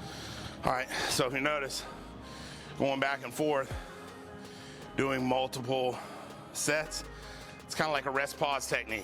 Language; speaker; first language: English; native; English